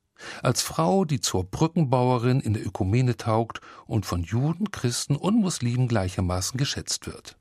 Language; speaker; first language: German; native; German